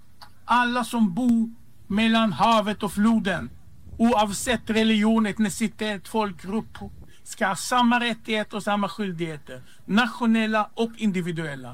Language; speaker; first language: Swedish; non-native, fluent; Hebrew